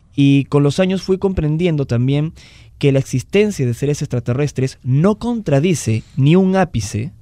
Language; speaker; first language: Spanish; native; Spanish